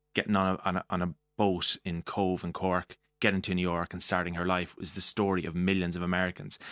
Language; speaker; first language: English; native; English